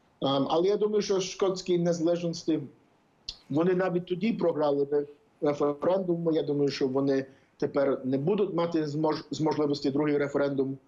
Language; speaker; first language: Ukrainian; early bilingual, heritage; English